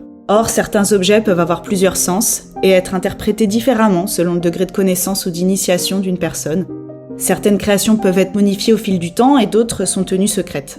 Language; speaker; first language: French; native; French